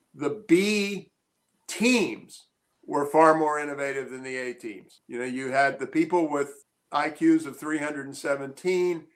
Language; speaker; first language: English; native; English